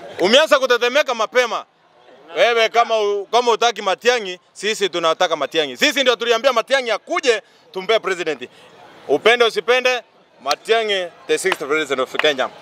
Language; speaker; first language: Swahili; non-native, local second language; Gusii